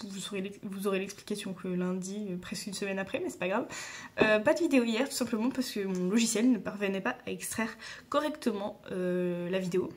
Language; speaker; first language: French; native; French